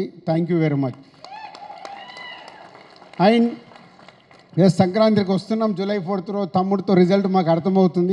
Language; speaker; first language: Telugu; native; Telugu